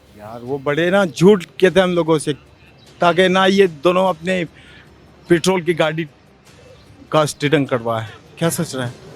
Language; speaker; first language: Hindi; non-native, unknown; Pashto